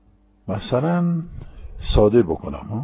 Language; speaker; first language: Persian; non-native, fluent; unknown